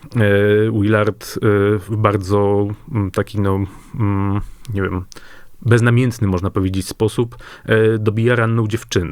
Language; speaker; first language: Polish; native; Polish